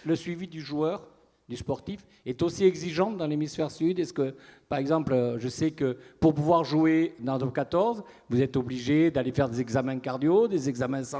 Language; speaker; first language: French; native; French